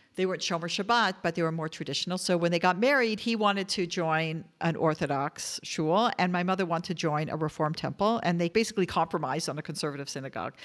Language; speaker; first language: English; native; English